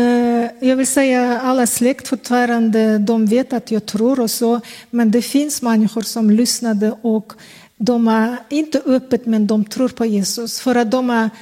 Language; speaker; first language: Swedish; non-native, fluent; Kazakh